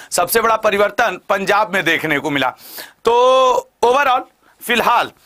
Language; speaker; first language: Hindi; native; Hindi